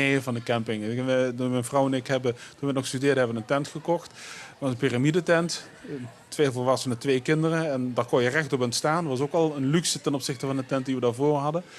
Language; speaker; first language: Dutch; native; Dutch